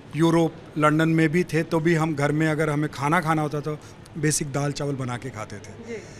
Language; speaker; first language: Hindi; native; Hindi